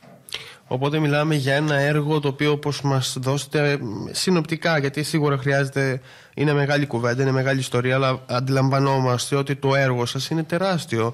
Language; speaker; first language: Greek; native; Greek